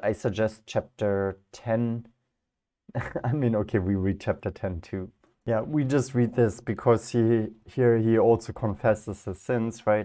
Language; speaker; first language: English; non-native, fluent; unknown